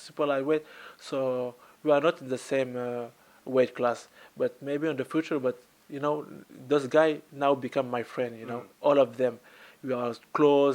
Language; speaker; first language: English; non-native, learner; French